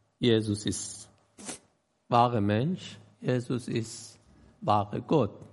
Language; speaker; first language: German; non-native, learner; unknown